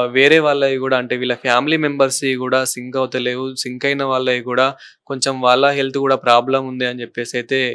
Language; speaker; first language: Telugu; native; Telugu